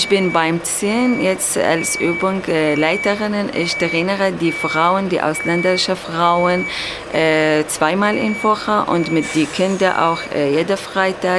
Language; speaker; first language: German; non-native, learner; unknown